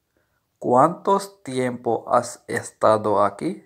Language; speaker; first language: Spanish; non-native, learner; Urdu